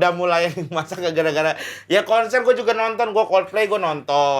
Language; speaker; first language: Indonesian; native; Indonesian